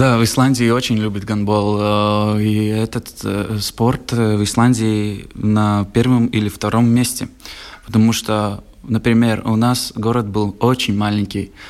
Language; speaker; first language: Russian; non-native, local second language; Latvian